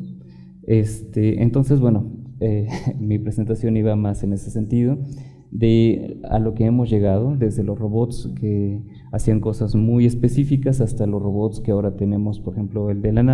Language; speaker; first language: Spanish; native; Spanish